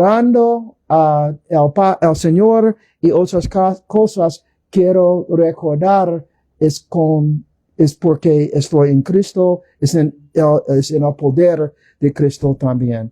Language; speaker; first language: Spanish; non-native, learner; English